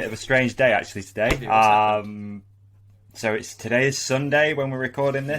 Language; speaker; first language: English; native; English